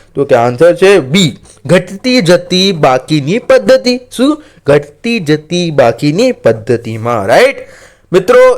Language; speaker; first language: Gujarati; non-native, local second language; Marathi